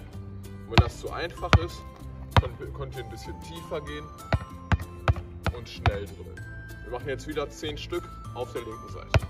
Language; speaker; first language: German; native; German